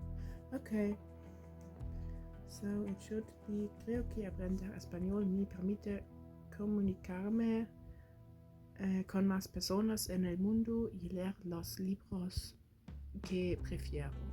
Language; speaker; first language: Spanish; non-native, learner; German